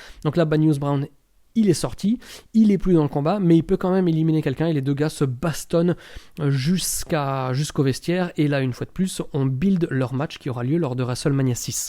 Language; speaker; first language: French; native; French